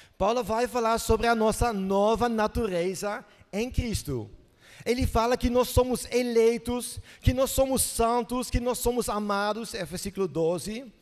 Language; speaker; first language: Portuguese; non-native, fluent; Dutch